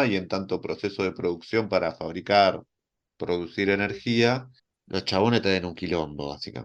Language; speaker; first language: Spanish; native; Spanish